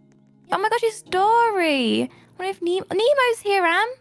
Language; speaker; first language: English; native; English